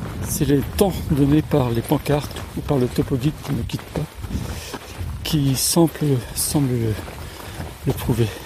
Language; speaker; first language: French; native; French